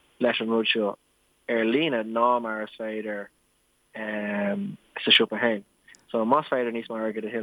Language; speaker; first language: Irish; non-native, local second language; English